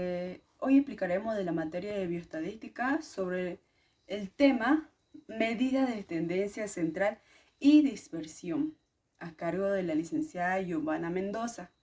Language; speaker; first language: Spanish; native; Spanish